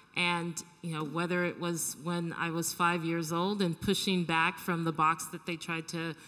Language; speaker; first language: English; native; English